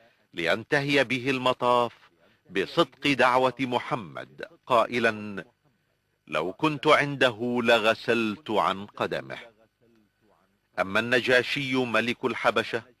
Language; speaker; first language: Arabic; native; Arabic